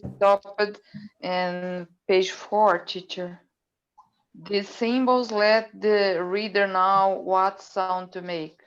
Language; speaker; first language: English; non-native, learner; Portuguese